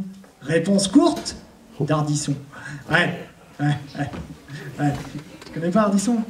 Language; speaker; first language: French; native; French